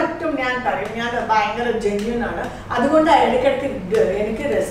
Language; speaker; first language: Malayalam; non-native, fluent; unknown